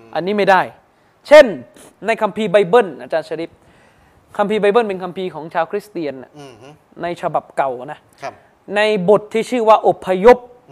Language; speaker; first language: Thai; non-native, local second language; Malay